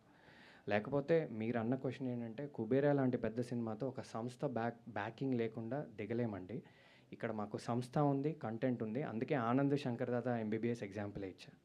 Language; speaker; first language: Telugu; native; Telugu